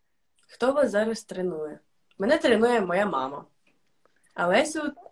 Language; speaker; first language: Ukrainian; non-native, local second language; Russian